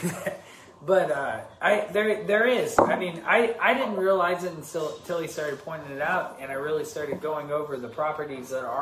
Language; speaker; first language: English; native; English